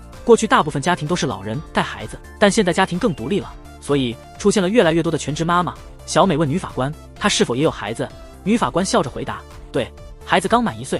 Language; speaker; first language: Chinese; native; Chinese